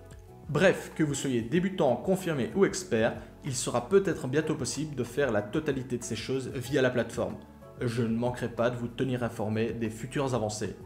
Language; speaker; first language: French; native; French